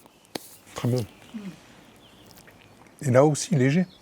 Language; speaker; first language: French; native; French